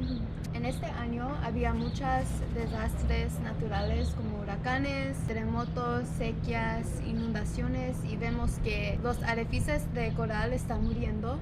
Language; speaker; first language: Spanish; non-native, learner; English